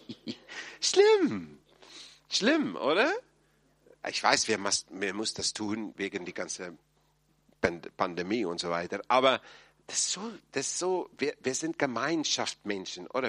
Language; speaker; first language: German; non-native, fluent; English